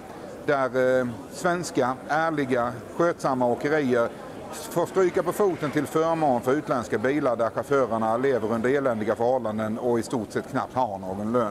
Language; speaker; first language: Swedish; native; Swedish